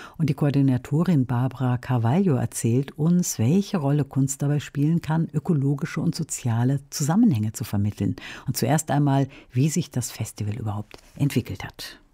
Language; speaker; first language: German; native; German